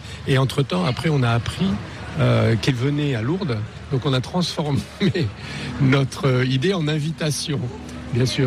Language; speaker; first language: French; native; French